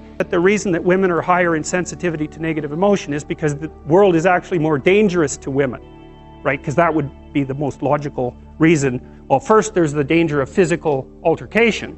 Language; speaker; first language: English; native; English